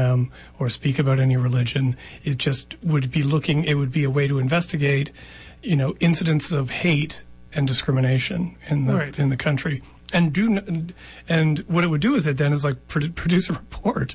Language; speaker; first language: English; native; English